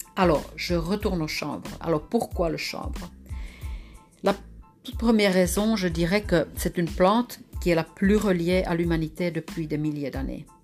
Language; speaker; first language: French; non-native, fluent; Finnish